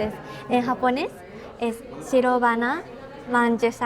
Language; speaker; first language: Spanish; non-native, learner; Japanese